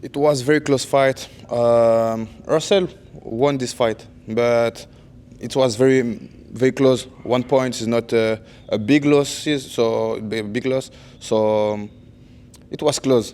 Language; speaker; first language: English; non-native, learner; French